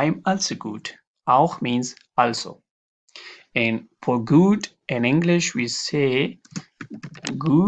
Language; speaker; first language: English; non-native, fluent; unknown